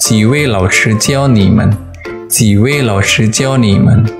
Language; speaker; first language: Chinese; non-native, fluent; Indonesian